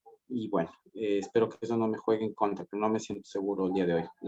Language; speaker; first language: Spanish; native; Spanish